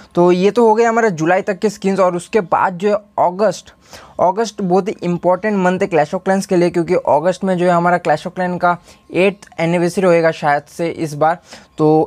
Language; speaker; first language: Hindi; native; Hindi